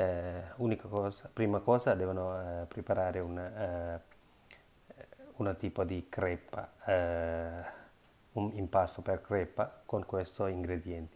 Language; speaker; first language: Italian; non-native, learner; Sinhala